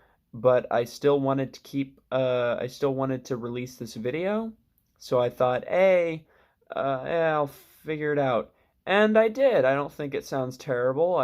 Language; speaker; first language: English; native; English